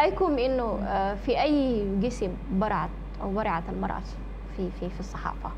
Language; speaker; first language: Arabic; native; Arabic